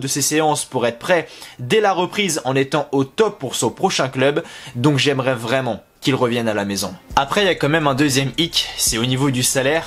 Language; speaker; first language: French; native; French